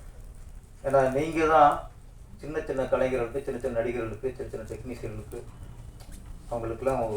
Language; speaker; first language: Tamil; native; Tamil